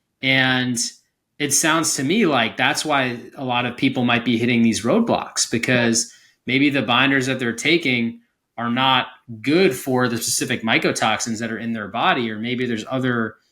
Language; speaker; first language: English; native; English